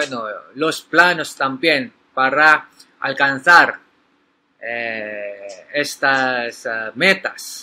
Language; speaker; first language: Spanish; non-native, learner; Filipino